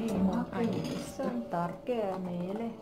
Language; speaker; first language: Finnish; non-native, learner; Thai